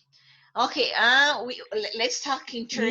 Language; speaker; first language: English; non-native, fluent; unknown